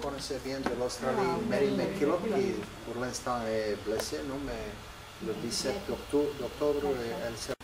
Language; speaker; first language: French; non-native, learner; Serbian